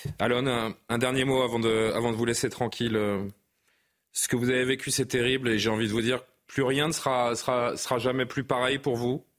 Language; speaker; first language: French; native; French